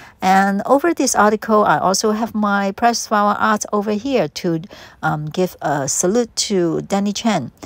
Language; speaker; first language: English; non-native, local second language; Cantonese